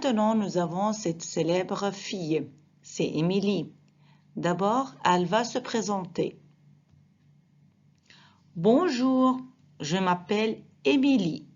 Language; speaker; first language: French; non-native, fluent; Arabic